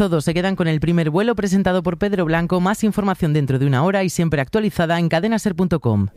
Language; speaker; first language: Spanish; native; Spanish